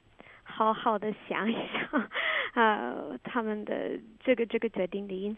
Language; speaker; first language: Chinese; non-native, fluent; English